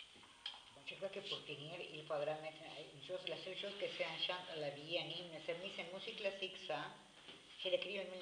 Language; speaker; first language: French; non-native, learner; Spanish